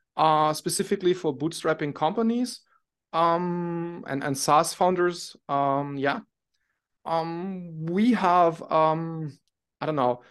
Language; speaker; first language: English; non-native, fluent; German